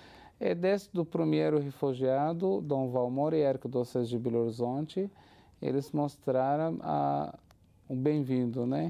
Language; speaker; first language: Portuguese; non-native, fluent; Arabic